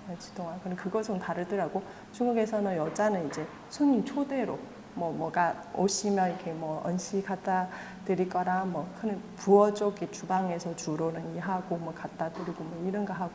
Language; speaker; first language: Korean; non-native, fluent; Chinese